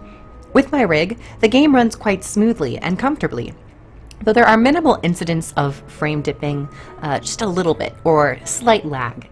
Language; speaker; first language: English; native; English